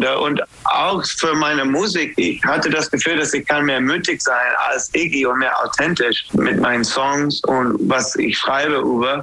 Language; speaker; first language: German; non-native, fluent; English